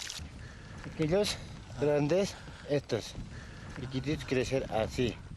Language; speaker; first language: Spanish; non-native, local second language; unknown